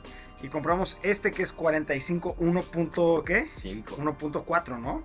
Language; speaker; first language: Spanish; native; Spanish